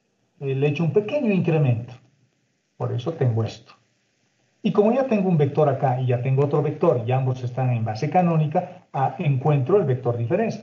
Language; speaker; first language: Spanish; native; Spanish